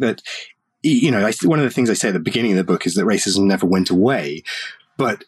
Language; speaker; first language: English; native; English